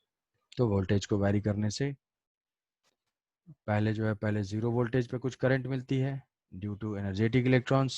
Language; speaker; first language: Hindi; native; Hindi